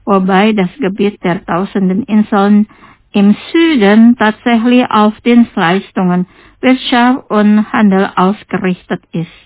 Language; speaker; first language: German; non-native, fluent; Indonesian